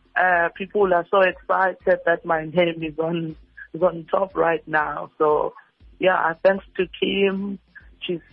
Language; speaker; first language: English; non-native, local second language; Zulu